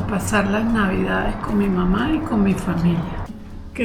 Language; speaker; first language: Spanish; native; Spanish